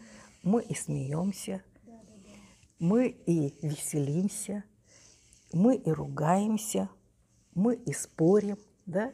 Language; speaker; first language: Russian; native; Russian